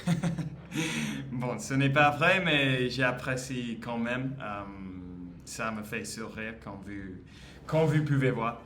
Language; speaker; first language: French; non-native, learner; English